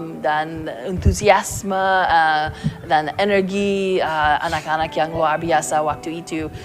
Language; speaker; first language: Indonesian; non-native, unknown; English